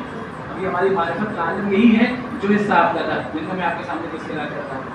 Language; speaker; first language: Urdu; native; Urdu